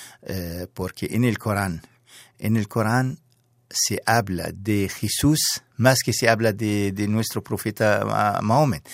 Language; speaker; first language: Spanish; non-native, fluent; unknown